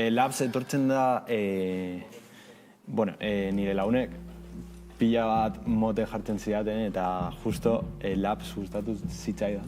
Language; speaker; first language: Basque; non-native, local second language; Spanish